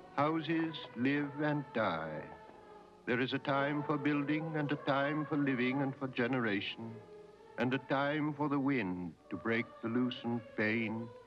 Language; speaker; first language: English; native; English